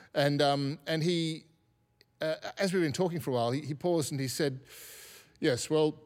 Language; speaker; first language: English; native; English